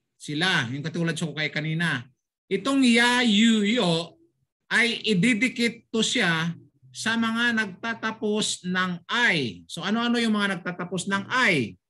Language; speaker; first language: Filipino; native; Filipino